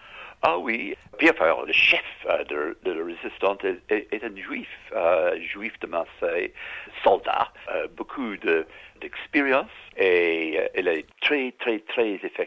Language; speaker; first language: French; non-native, learner; English